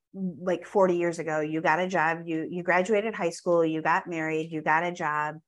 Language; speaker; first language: English; native; English